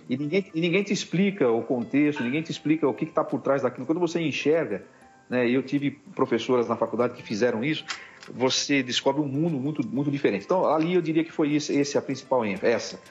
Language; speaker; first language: Portuguese; native; Portuguese